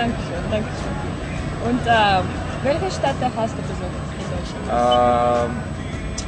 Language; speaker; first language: German; non-native, learner; English